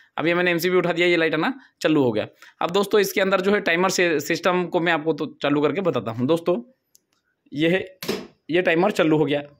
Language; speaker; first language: Hindi; native; Hindi